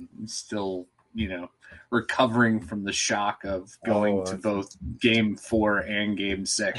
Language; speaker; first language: English; native; English